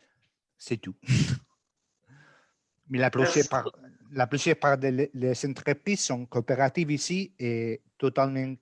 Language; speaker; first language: French; non-native, learner; Spanish